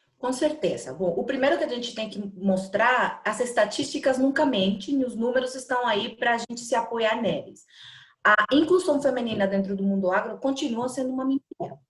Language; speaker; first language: Portuguese; non-native, fluent; Spanish